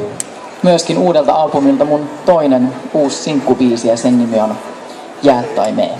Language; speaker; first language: Finnish; native; Finnish